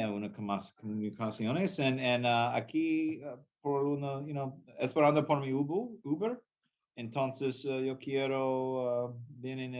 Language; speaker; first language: Spanish; non-native, learner; English